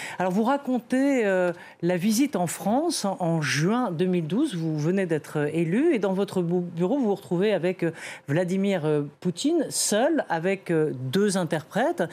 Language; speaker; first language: French; native; French